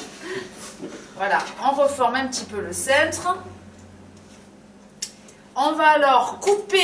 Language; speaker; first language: French; native; French